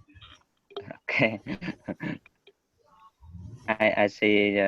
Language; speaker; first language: English; non-native, learner; Vietnamese